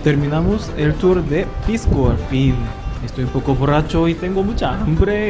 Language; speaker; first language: Spanish; non-native, learner; Korean